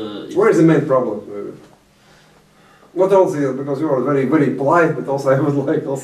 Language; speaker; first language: English; non-native, fluent; Latvian